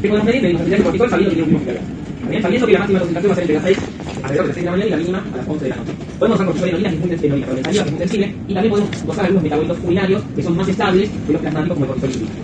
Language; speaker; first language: Spanish; native; Spanish